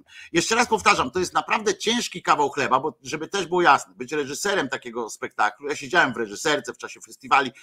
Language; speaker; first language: Polish; native; Polish